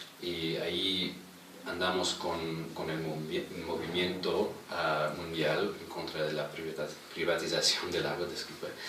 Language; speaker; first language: Spanish; non-native, fluent; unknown